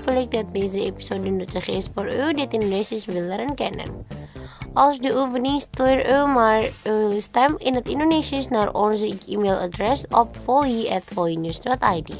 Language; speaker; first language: Dutch; non-native, learner; Indonesian